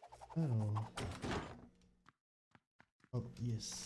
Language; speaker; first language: English; non-native, learner; French